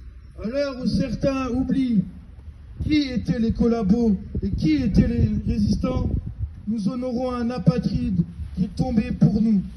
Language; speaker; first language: French; native; French